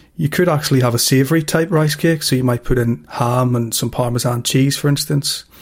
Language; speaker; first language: English; native; English